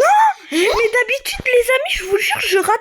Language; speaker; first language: French; native; French